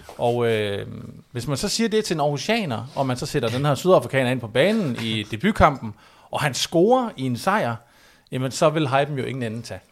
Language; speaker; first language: Danish; native; Danish